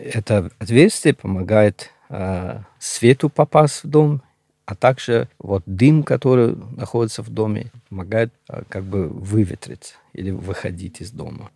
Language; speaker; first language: Russian; non-native, local second language; Shughni